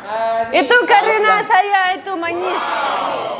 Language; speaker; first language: Indonesian; non-native, learner; Russian